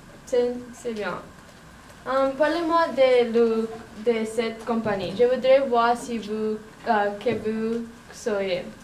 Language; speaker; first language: French; non-native, learner; English